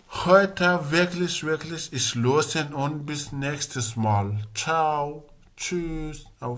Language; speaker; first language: German; non-native, learner; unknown